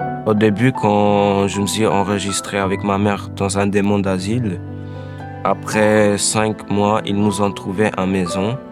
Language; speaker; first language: French; non-native, fluent; Albanian